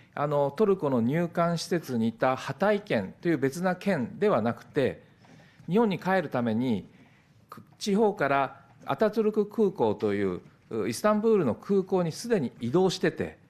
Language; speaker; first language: Japanese; native; Japanese